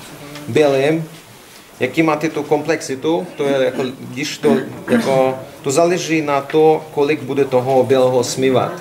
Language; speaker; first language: Czech; non-native, learner; Russian